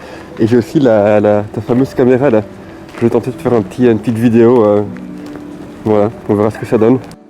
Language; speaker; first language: French; native; French